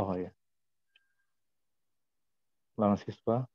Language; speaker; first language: Indonesian; native; Indonesian